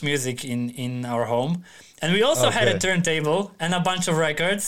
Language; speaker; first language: English; non-native, fluent; Polish